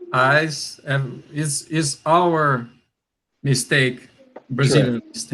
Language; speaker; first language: English; non-native, learner; Portuguese